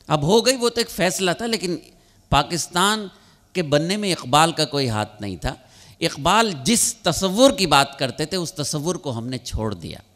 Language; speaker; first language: Urdu; native; Urdu